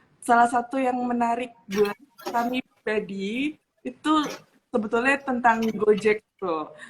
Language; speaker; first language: Indonesian; native; Indonesian